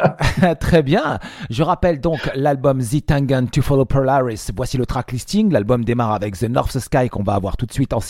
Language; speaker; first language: French; native; French